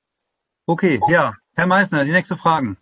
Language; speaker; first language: German; native; German